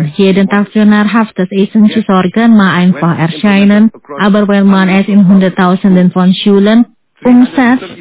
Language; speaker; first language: German; non-native, fluent; Indonesian